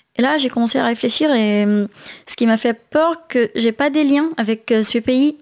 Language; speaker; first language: French; non-native, fluent; Arabic